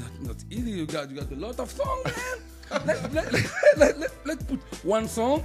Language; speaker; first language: English; non-native, learner; French